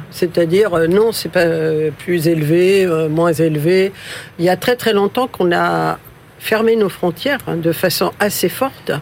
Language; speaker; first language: French; early bilingual, other home language; Spanish